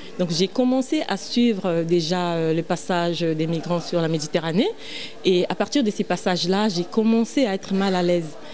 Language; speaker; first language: French; non-native, local second language; Lingala